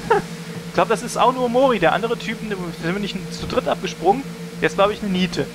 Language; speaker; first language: German; native; German